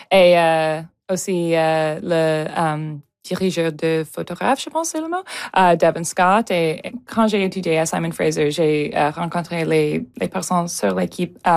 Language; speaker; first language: French; non-native, local second language; English